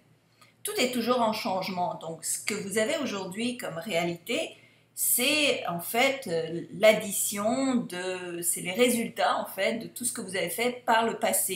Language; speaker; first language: French; native; French